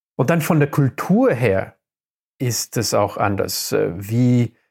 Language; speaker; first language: German; non-native, fluent; English